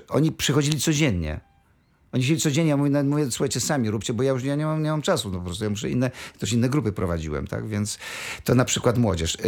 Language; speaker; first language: Polish; native; Polish